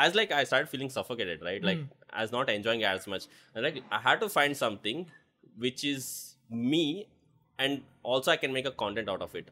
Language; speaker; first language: English; non-native, local second language; Kannada